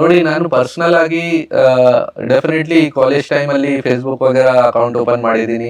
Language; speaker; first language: Kannada; non-native, local second language; Hindi